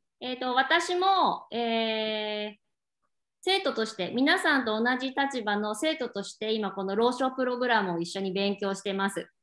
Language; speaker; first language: Japanese; native; Japanese